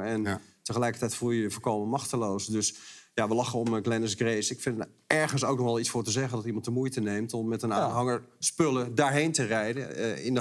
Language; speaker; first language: Dutch; native; Dutch